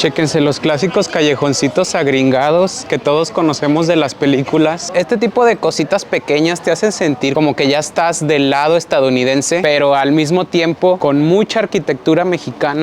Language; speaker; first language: Spanish; native; Spanish